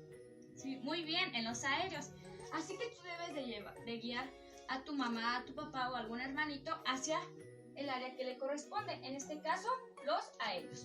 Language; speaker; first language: Spanish; native; Spanish